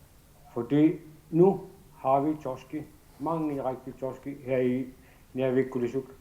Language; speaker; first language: Danish; non-native, local second language; Kalaallisut